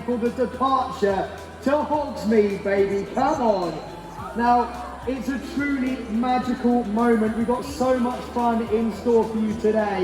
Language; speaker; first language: English; native; English